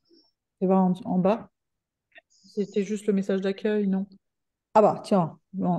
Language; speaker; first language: French; native; French